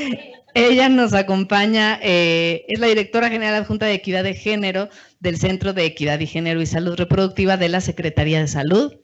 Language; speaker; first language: Spanish; native; Spanish